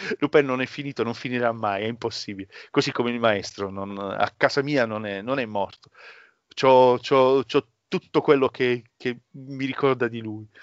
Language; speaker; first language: Italian; native; Italian